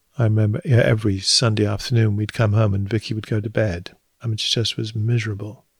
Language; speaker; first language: English; native; English